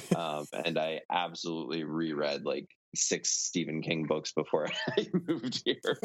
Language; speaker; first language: English; native; English